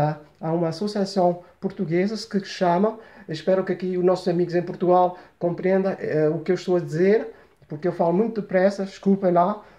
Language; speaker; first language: Portuguese; early bilingual, heritage; Portuguese